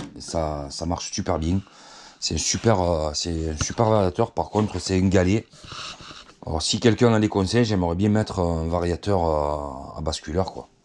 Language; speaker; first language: French; native; French